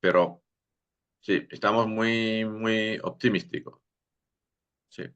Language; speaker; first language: Spanish; non-native, fluent; French